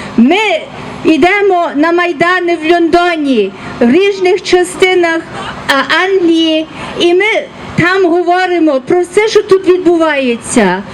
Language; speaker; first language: Ukrainian; early bilingual, heritage; Ukrainian